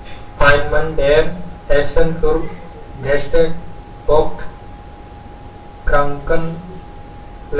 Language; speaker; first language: German; non-native, learner; Hindi